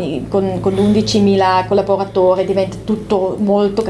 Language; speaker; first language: Italian; non-native, local second language; German